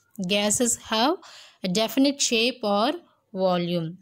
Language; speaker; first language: English; non-native, local second language; Tamil